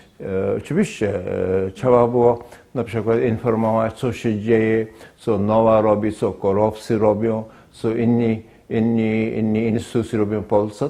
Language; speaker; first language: Polish; non-native, fluent; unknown